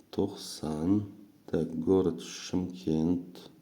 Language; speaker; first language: Russian; non-native, local second language; Kazakh